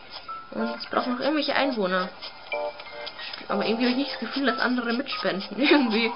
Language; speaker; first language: German; native; German